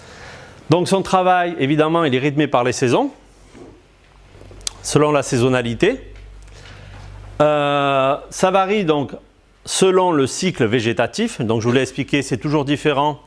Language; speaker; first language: French; native; French